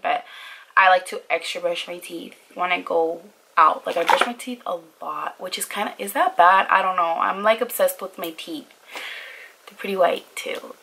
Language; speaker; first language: English; early bilingual, other home language; Spanish